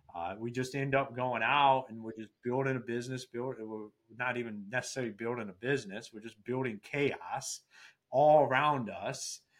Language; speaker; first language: English; native; English